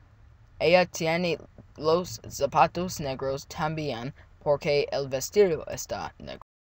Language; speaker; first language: Spanish; non-native, learner; English